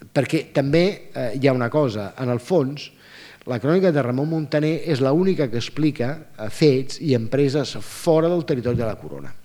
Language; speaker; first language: Catalan; non-native, fluent; Italian